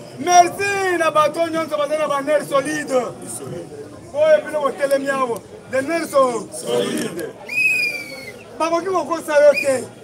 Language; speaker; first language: Lingala; native; Lingala